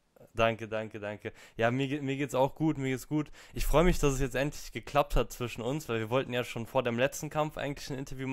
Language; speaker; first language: German; native; German